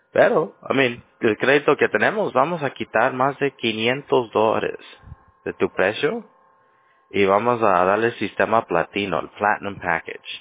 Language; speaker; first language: Spanish; non-native, learner; English